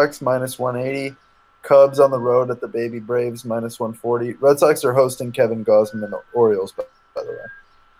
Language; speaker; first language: English; native; English